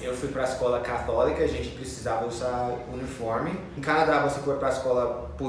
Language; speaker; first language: Portuguese; non-native, fluent; English